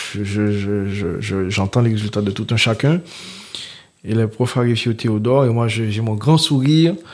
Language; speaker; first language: French; early bilingual, other home language; Haitian Creole